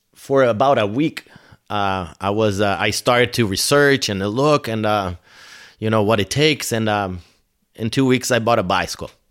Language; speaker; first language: English; non-native, fluent; Portuguese